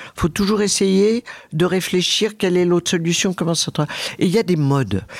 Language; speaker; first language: French; native; French